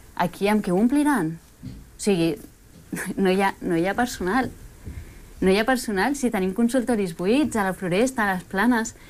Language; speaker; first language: Catalan; early bilingual, other home language; Spanish